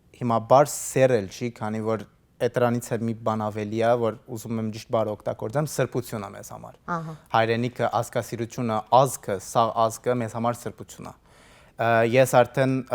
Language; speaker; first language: Armenian; early bilingual, heritage; Armenian